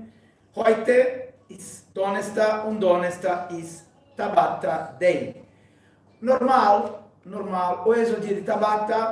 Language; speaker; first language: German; non-native, fluent; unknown